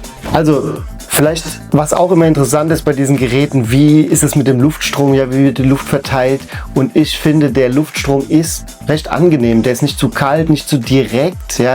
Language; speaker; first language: German; native; German